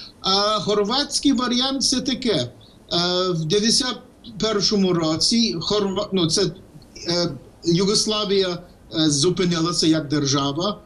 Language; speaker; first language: Ukrainian; early bilingual, heritage; Ukrainian